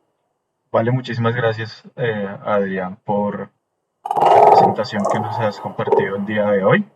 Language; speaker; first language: Spanish; native; Spanish